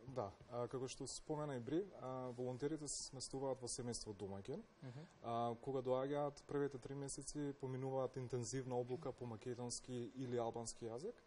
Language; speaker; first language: Macedonian; native; Macedonian